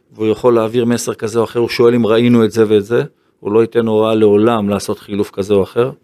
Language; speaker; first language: Hebrew; native; Hebrew